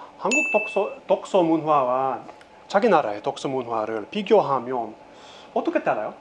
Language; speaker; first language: Korean; non-native, fluent; English